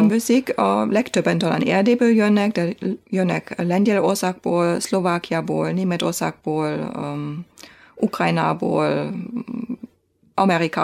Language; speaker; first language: Hungarian; non-native, fluent; German